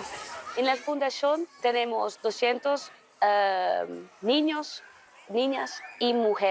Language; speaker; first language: Spanish; non-native, learner; Dutch